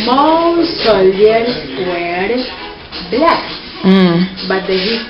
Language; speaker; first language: English; non-native, learner; Spanish